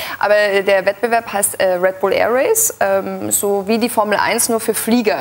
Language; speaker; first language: German; native; German